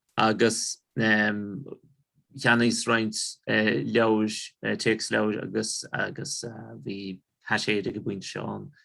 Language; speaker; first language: Irish; non-native, fluent; Russian